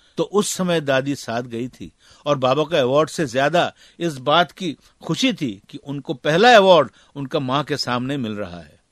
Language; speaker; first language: Hindi; native; Hindi